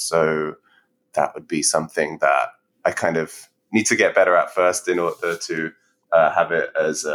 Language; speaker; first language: English; native; English